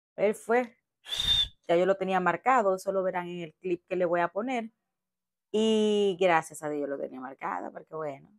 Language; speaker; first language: Spanish; native; Spanish